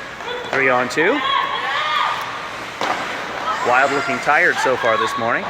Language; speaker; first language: English; native; English